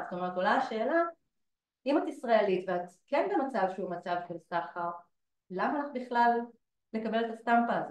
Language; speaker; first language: Hebrew; native; Hebrew